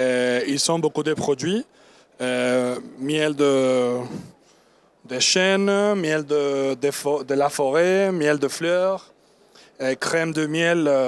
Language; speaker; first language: French; non-native, learner; Spanish